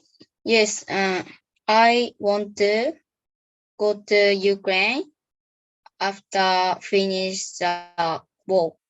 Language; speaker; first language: English; non-native, learner; Japanese